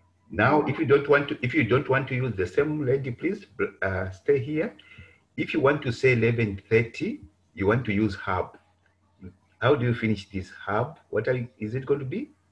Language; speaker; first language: English; non-native, local second language; Bemba